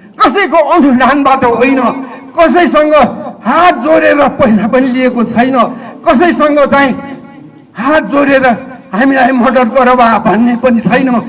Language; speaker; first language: Nepali; non-native, local second language; Newari